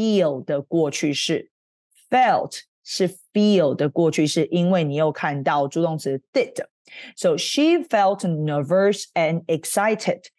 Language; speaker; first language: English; non-native, fluent; Chinese